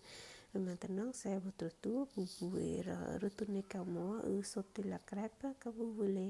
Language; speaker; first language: French; non-native, fluent; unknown